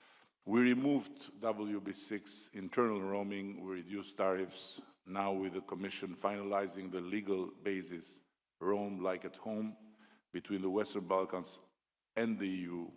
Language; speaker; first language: English; non-native, local second language; Albanian